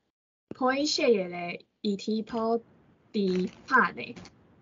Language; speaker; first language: Italian; non-native, learner; Chinese